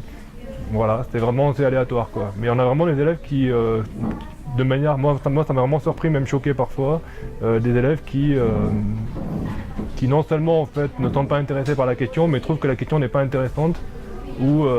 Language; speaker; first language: French; native; French